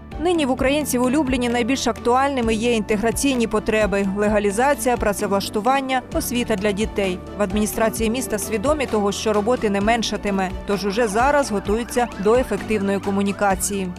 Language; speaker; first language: Ukrainian; native; Ukrainian